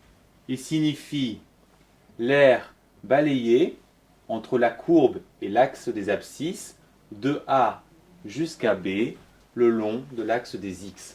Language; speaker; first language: French; native; French